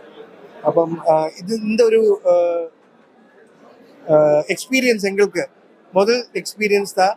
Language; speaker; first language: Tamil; non-native, learner; Malayalam